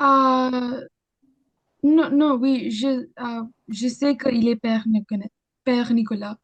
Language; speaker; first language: French; non-native, learner; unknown